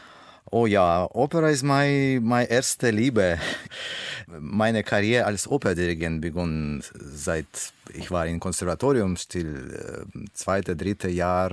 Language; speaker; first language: German; non-native, learner; Russian